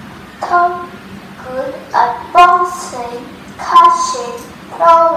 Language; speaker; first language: English; non-native, learner; Vietnamese